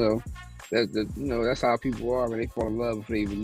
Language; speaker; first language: English; native; English